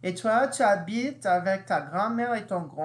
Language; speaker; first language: French; non-native, fluent; English